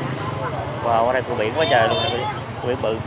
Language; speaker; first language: Vietnamese; native; Vietnamese